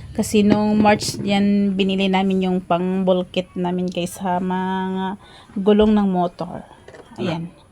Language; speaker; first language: Filipino; non-native, local second language; Cebuano